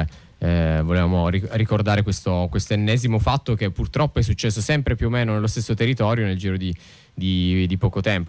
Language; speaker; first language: Italian; native; Italian